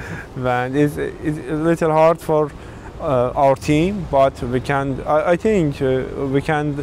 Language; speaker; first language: English; non-native, learner; Persian